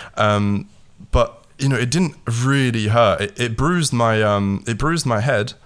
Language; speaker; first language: English; early bilingual, other home language; Latvian